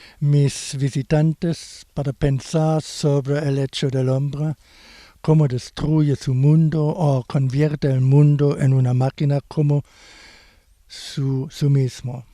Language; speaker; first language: Spanish; non-native, fluent; German